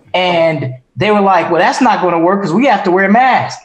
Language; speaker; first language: English; native; English